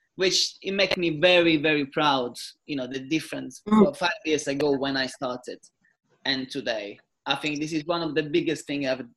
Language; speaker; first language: English; non-native, fluent; Italian